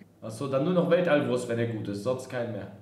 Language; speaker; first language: German; native; German